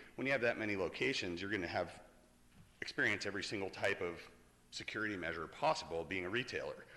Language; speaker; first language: English; native; English